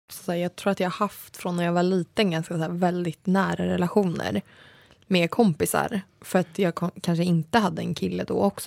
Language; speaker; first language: Swedish; native; Swedish